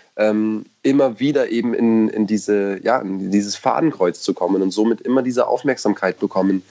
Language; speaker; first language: German; native; German